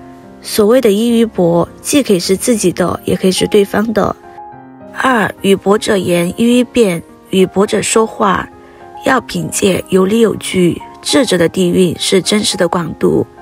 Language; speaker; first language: Chinese; native; Chinese